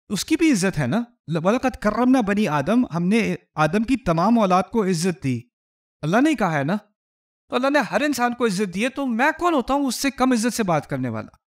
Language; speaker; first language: Urdu; native; Urdu